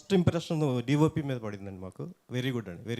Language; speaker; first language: Telugu; native; Telugu